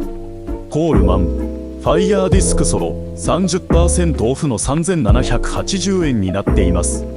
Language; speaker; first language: Japanese; native; Japanese